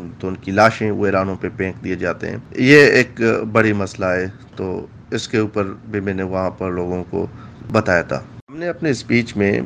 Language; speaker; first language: Urdu; non-native, local second language; Baluchi